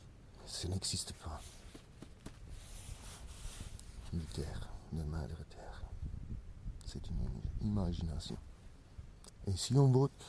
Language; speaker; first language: French; non-native, learner; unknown